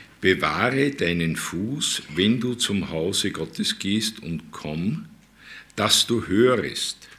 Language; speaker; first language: German; native; German